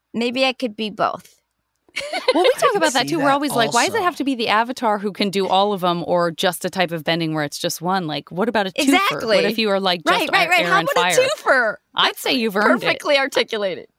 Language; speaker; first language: English; native; English